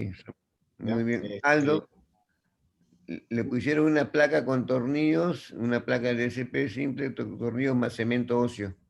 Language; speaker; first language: Spanish; native; Spanish